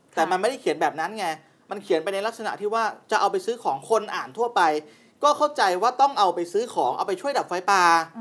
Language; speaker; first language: Thai; native; Thai